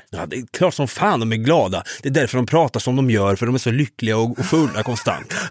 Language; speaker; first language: Swedish; native; Swedish